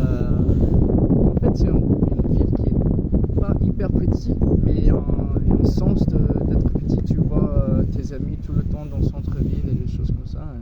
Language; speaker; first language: French; non-native, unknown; English